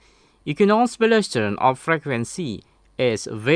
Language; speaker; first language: Dutch; non-native, learner; Indonesian